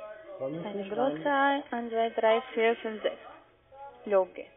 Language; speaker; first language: German; non-native, learner; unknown